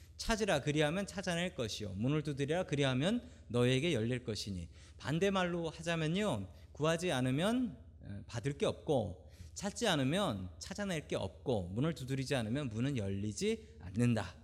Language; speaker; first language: Korean; native; Korean